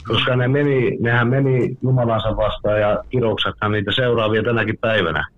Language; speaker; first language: Finnish; native; Finnish